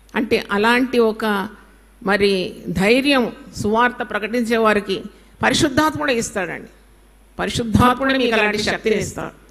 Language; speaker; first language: Telugu; non-native, local second language; Malayalam